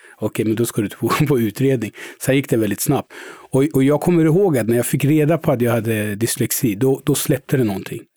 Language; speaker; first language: Swedish; early bilingual, other home language; Persian